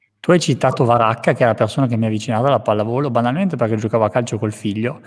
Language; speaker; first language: Italian; native; Italian